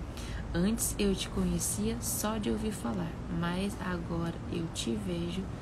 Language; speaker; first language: Portuguese; native; Portuguese